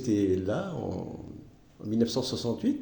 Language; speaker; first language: French; non-native, local second language; Arabic